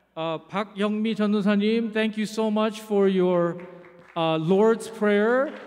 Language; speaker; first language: English; early bilingual, other home language; Korean